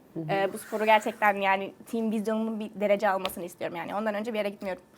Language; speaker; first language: Turkish; early bilingual, other home language; Finnish